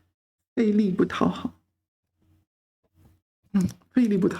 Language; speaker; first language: Chinese; non-native, learner; English